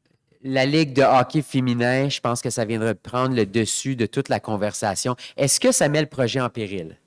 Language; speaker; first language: French; native; French